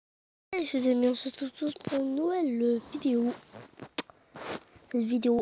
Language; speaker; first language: French; native; French